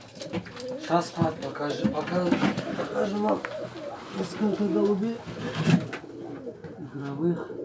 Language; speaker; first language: Russian; non-native, local second language; Tajik